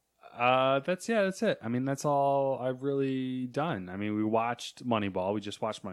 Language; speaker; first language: English; native; English